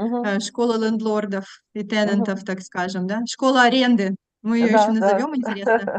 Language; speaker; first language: Russian; native; Russian